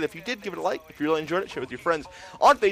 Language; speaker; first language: English; native; English